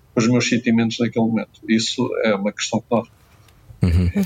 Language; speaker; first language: Portuguese; native; Portuguese